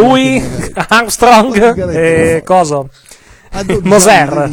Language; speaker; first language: Italian; native; Italian